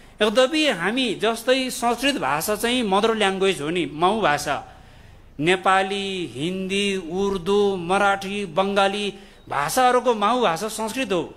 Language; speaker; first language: Nepali; non-native, local second language; Gurung